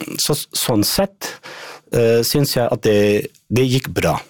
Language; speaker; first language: Norwegian; non-native, fluent; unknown